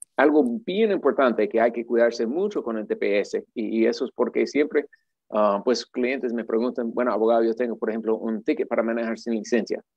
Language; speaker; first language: Spanish; non-native, fluent; English